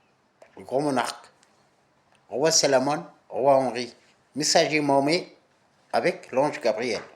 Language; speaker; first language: French; non-native, local second language; Arabic